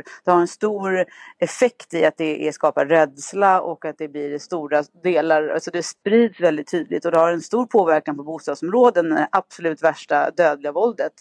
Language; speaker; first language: Swedish; native; Swedish